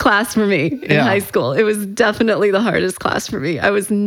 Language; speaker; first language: English; early bilingual, other home language; Chinese